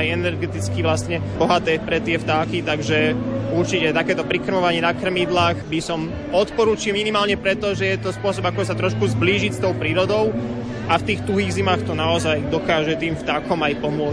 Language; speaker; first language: Slovak; native; Slovak